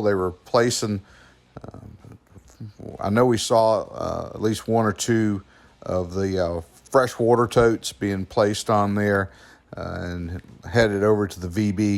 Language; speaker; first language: English; native; English